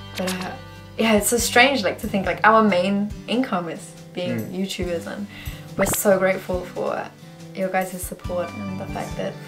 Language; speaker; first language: English; native; English